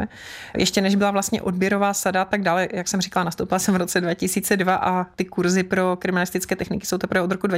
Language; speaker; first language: Czech; native; Czech